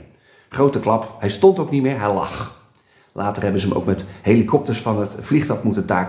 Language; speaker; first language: Dutch; native; Dutch